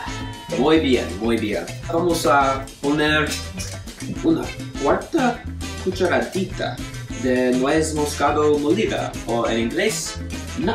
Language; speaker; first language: Spanish; non-native, learner; English